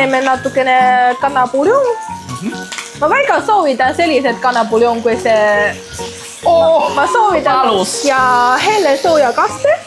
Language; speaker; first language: Estonian; non-native, learner; Chinese